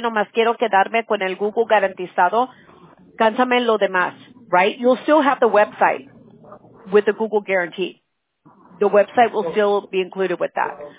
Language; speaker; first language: English; early bilingual, other home language; Spanish